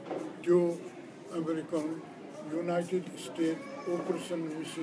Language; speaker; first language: Nepali; non-native, local second language; Newari